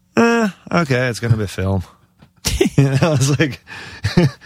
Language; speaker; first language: English; non-native, fluent; Russian